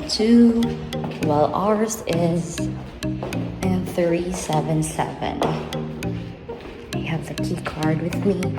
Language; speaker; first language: English; non-native, local second language; Cebuano